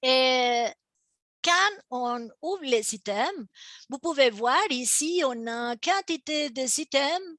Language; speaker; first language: French; non-native, fluent; Spanish